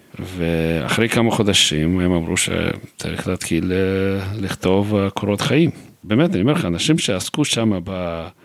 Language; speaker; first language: Hebrew; non-native, fluent; Russian